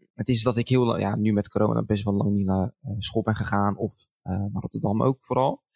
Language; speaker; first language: Dutch; early bilingual, other home language; Arabic